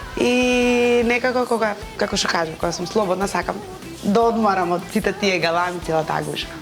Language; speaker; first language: Macedonian; native; Macedonian